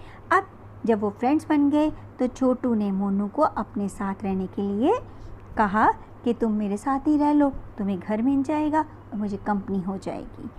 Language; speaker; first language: Hindi; native; Hindi